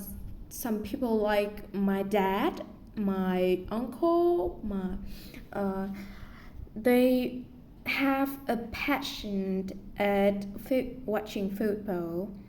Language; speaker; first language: English; non-native, learner; Vietnamese